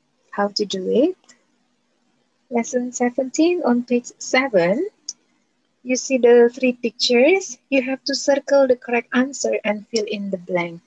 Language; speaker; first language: English; non-native, fluent; Indonesian